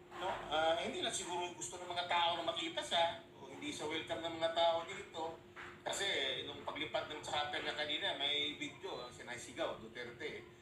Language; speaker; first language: Filipino; non-native, local second language; Cebuano